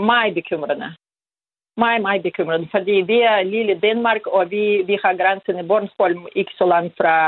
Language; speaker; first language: Danish; non-native, fluent; Russian